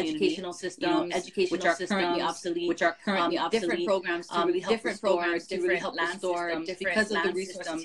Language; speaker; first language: English; native; English